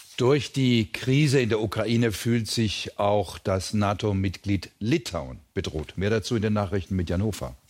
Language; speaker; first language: German; native; German